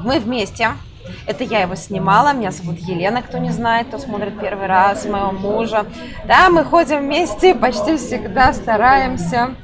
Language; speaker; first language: Russian; native; Russian